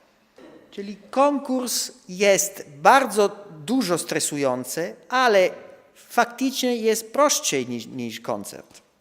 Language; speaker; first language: Polish; non-native, fluent; Italian